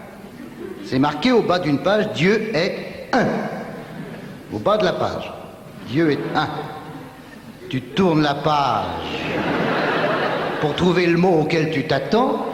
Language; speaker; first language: French; native; French